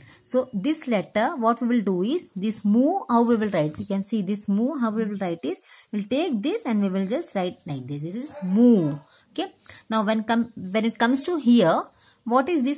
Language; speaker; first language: English; non-native, local second language; Tamil